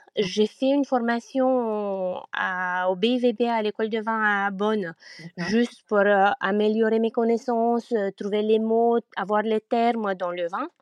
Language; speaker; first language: French; non-native, fluent; Romanian